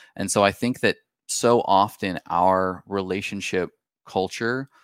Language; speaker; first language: English; native; English